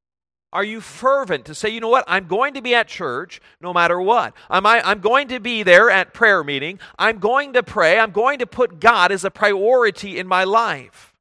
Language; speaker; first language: English; native; English